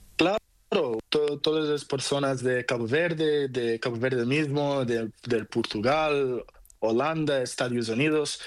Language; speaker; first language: Spanish; non-native, learner; Portuguese